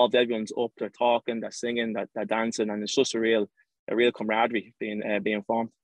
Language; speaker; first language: English; native; English